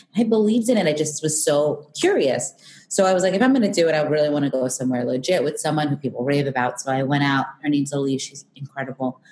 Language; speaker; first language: English; native; English